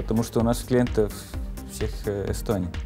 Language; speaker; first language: Russian; non-native, local second language; Estonian